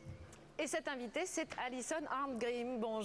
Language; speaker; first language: French; native; French